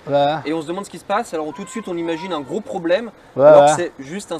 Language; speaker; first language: French; native; French